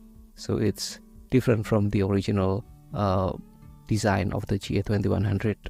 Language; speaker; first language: English; non-native, fluent; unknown